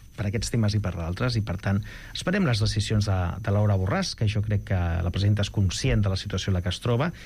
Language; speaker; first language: Catalan; non-native, local second language; Spanish